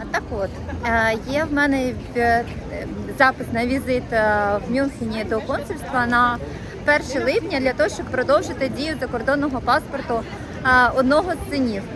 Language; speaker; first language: Ukrainian; native; Ukrainian